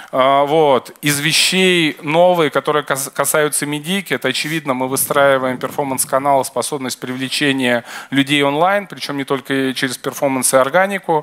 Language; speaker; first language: Russian; native; Russian